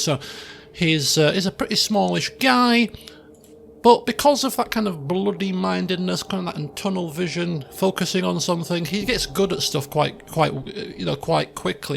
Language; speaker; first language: English; native; English